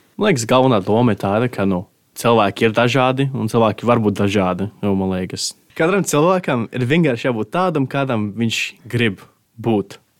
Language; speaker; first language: Latvian; native; Latvian